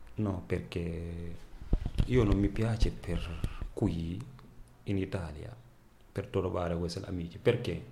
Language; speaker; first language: Italian; non-native, learner; Wolof